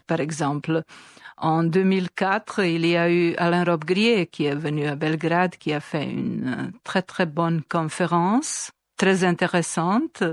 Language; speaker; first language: French; non-native, fluent; Serbian